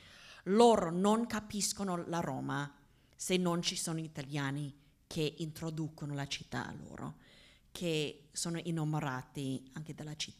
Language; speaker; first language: Italian; non-native, fluent; English